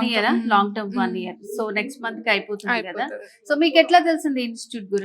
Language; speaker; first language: Telugu; native; Telugu